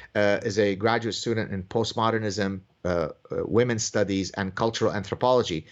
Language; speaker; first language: English; early bilingual, other home language; Arabic